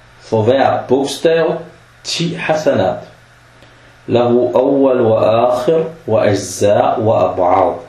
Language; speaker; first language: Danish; early bilingual, other home language; Arabic